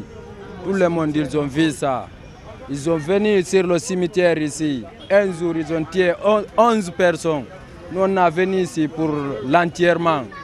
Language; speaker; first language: French; non-native, local second language; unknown